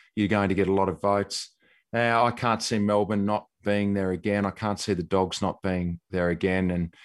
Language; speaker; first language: English; native; English